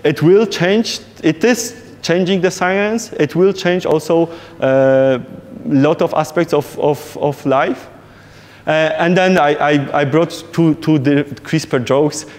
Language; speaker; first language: English; non-native, fluent; Polish